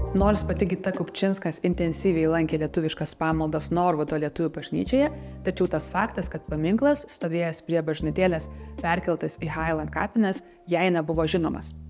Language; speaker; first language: Lithuanian; native; Lithuanian